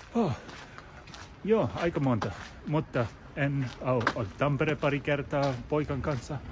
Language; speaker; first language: Finnish; non-native, learner; English